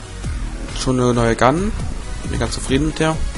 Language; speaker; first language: German; native; German